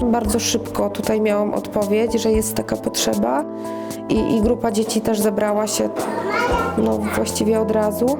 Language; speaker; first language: Polish; native; Polish